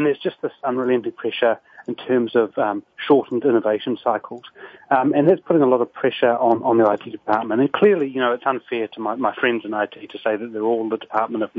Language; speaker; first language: English; native; English